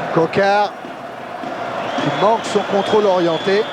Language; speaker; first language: French; native; French